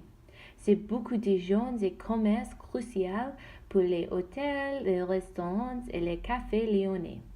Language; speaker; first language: French; non-native, learner; Dutch